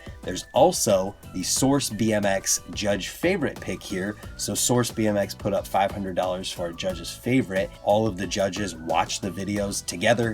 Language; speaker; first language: English; native; English